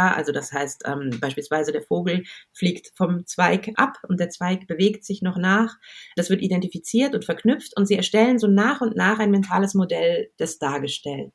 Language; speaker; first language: German; native; German